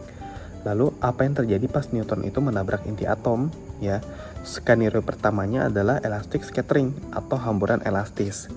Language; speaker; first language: Indonesian; native; Indonesian